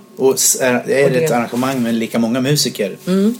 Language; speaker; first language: Swedish; native; Swedish